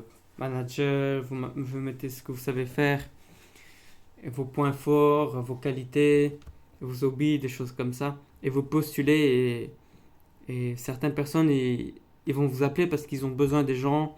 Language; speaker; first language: French; non-native, local second language; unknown